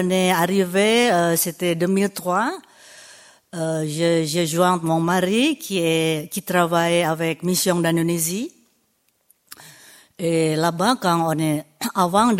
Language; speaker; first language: French; non-native, fluent; Indonesian